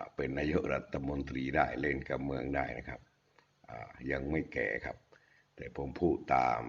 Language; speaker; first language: Thai; native; Thai